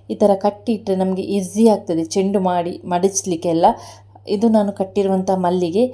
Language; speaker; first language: Kannada; non-native, local second language; Tulu